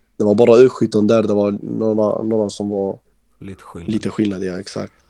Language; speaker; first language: Swedish; early bilingual, other home language; Albanian